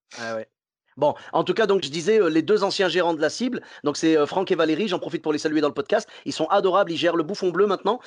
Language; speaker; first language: French; non-native, local second language; Arabic